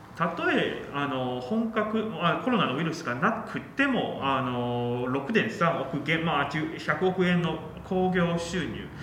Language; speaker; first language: Japanese; non-native, fluent; Chinese